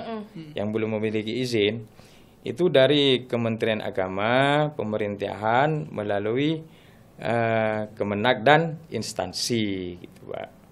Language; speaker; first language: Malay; non-native, local second language; Madurese